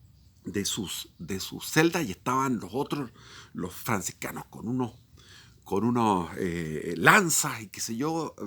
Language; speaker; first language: Spanish; native; Spanish